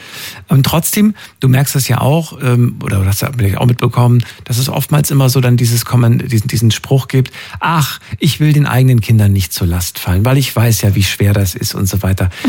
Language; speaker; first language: German; native; German